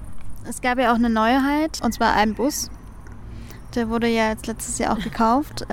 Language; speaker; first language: German; native; German